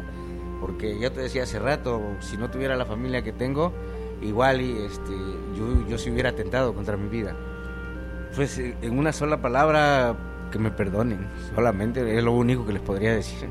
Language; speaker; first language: Spanish; native; Spanish